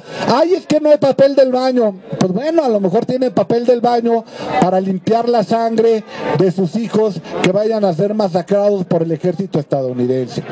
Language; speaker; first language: Spanish; native; Spanish